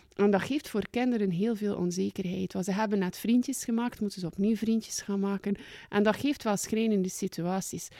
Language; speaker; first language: Dutch; native; Dutch